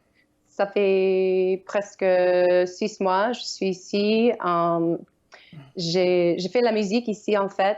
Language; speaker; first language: French; non-native, learner; Ukrainian